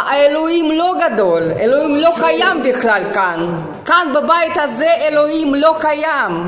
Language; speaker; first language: Hebrew; non-native, fluent; Russian